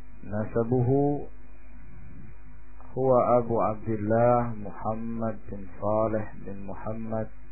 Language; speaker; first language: Arabic; non-native, fluent; Indonesian